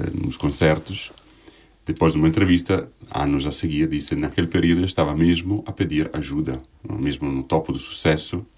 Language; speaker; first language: Portuguese; non-native, fluent; Italian